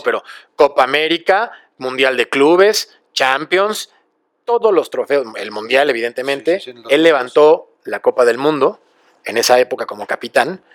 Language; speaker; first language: Spanish; native; Spanish